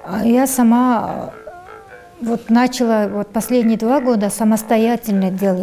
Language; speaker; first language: Russian; non-native, local second language; Kyrgyz